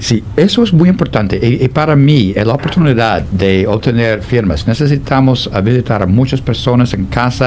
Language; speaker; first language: Spanish; non-native, fluent; English